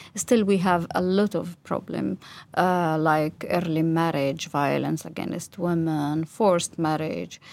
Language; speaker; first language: English; non-native, fluent; Arabic